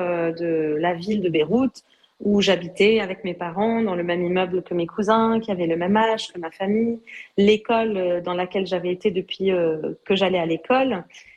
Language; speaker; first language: French; native; French